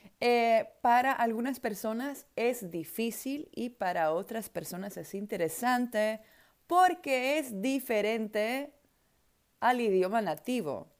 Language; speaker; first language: Spanish; non-native, fluent; Dutch